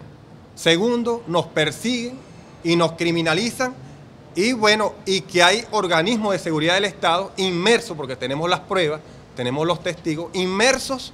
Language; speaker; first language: Spanish; native; Spanish